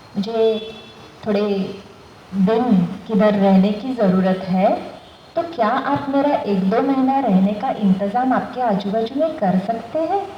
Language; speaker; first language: Hindi; non-native, local second language; Marathi